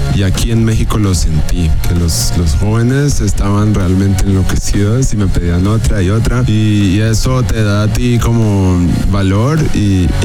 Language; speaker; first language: Spanish; native; Spanish